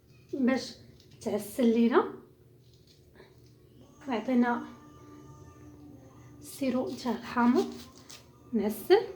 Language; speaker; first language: Arabic; native; Arabic